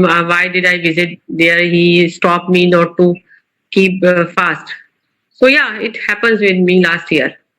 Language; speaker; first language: English; non-native, local second language; Urdu